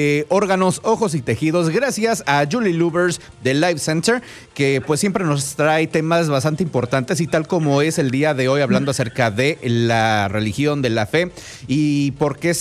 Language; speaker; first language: Spanish; native; Spanish